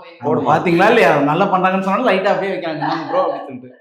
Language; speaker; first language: Tamil; native; Tamil